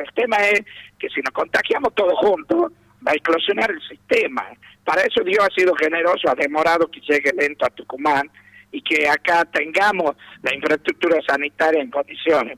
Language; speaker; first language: Spanish; native; Spanish